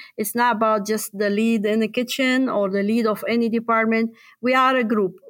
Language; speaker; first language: English; non-native, fluent; Arabic